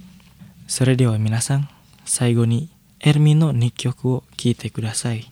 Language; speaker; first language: Japanese; non-native, fluent; Indonesian